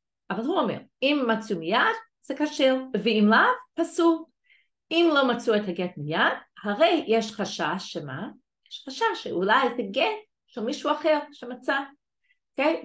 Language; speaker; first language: Hebrew; non-native, fluent; English